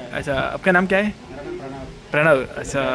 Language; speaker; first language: Hindi; non-native, local second language; Malayalam